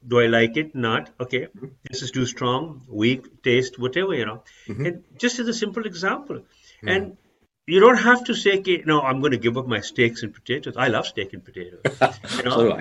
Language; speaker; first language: English; non-native, local second language; Urdu